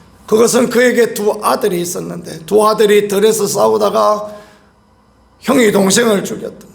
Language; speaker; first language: Korean; native; Korean